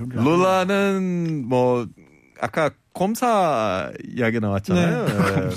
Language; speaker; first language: Korean; non-native, fluent; Portuguese